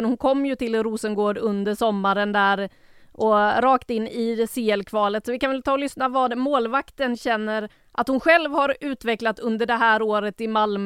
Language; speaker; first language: Swedish; native; Swedish